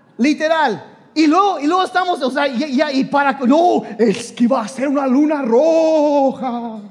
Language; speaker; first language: Spanish; non-native, fluent; English